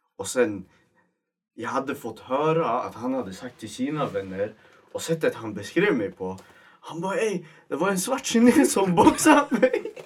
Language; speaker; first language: Swedish; early bilingual, other home language; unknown